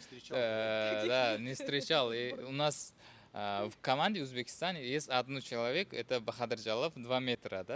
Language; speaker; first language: Russian; non-native, fluent; Uzbek